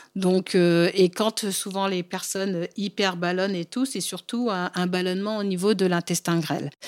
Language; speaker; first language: French; early bilingual, other home language; Bambara